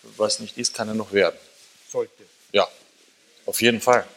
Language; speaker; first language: German; native; German